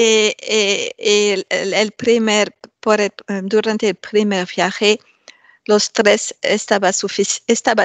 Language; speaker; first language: Spanish; non-native, learner; French